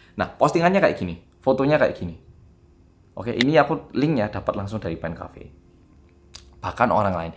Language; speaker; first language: Indonesian; non-native, fluent; Korean